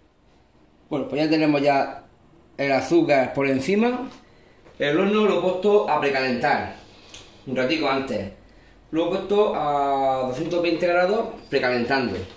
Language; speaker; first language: Spanish; native; Spanish